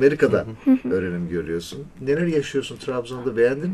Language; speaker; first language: Turkish; native; Turkish